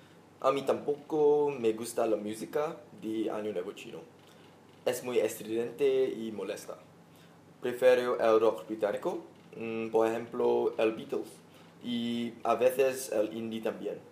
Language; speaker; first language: Spanish; non-native, learner; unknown